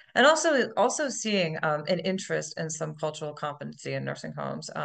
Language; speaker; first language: English; native; English